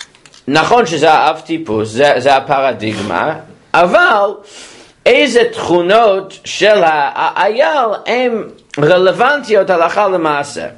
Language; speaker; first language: Hebrew; non-native, fluent; English